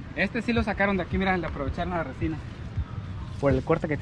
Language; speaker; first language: Spanish; native; Spanish